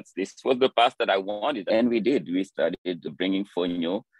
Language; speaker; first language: English; non-native, fluent; French